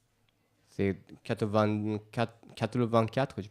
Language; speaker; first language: French; non-native, learner; Japanese